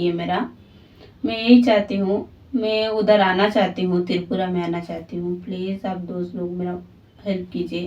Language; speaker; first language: Hindi; non-native, local second language; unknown